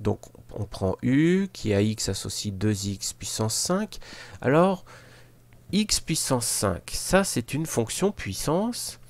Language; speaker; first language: French; native; French